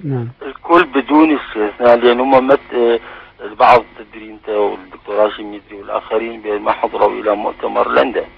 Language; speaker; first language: Arabic; native; Arabic